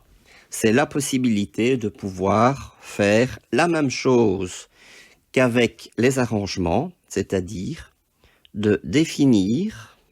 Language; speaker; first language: French; native; French